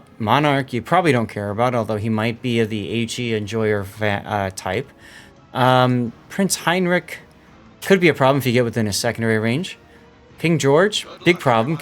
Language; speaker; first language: English; native; English